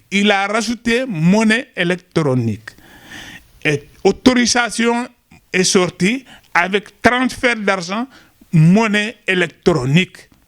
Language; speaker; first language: French; non-native, local second language; Wolof